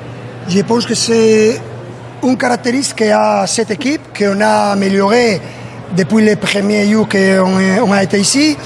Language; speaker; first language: French; non-native, learner; Spanish